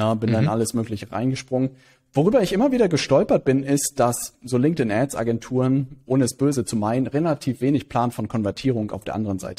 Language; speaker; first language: German; native; German